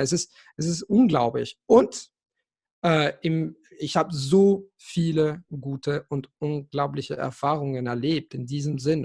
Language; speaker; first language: German; non-native, fluent; Italian